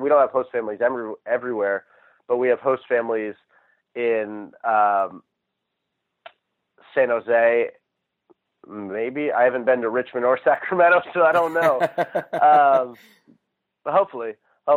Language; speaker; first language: English; native; English